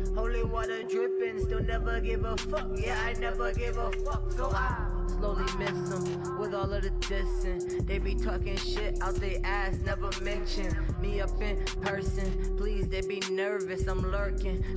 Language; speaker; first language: English; native; English